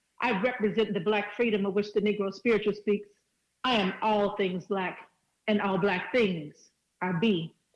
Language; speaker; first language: English; early bilingual, other home language; Spanish